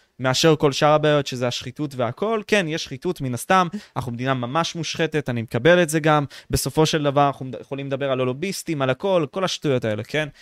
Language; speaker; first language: Hebrew; native; Hebrew